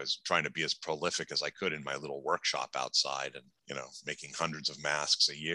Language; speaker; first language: English; native; English